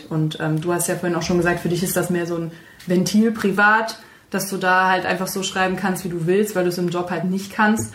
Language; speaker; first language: German; native; German